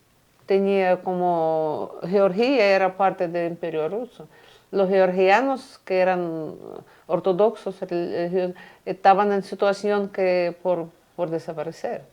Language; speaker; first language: Spanish; non-native, fluent; Russian